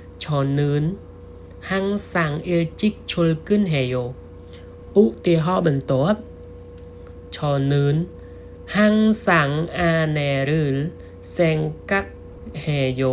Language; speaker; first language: Korean; non-native, learner; Khmer